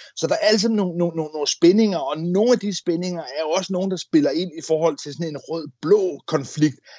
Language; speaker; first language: Danish; native; Danish